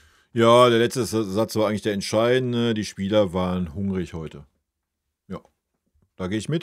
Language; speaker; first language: German; native; German